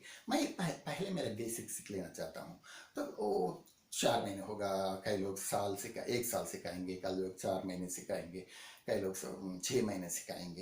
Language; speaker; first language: Hindi; non-native, local second language; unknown